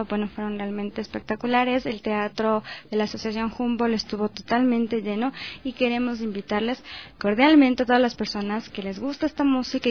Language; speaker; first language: Spanish; native; Spanish